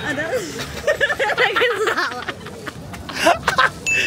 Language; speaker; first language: Russian; native; Russian